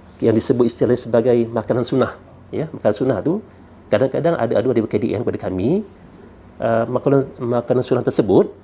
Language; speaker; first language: Malay; native; Malay